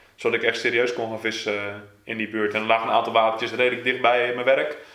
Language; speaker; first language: Dutch; native; Dutch